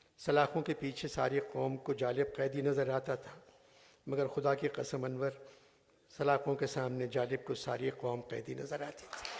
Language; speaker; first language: Urdu; native; Urdu